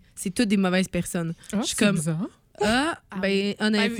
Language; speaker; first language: French; native; French